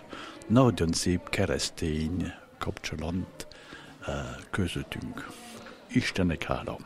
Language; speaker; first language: Hungarian; non-native, learner; French